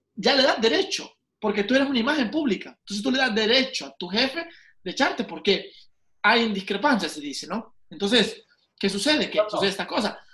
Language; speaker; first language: Spanish; native; Spanish